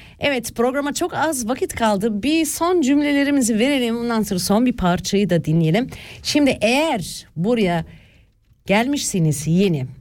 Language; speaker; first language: Turkish; early bilingual, heritage; Turkish